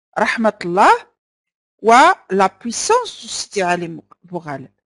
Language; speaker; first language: French; non-native, local second language; Arabic